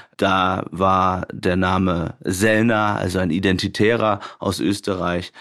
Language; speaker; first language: German; native; German